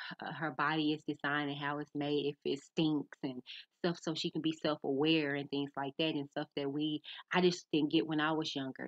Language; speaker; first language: English; native; English